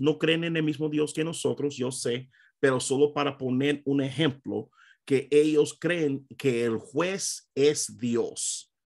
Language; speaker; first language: Spanish; non-native, fluent; English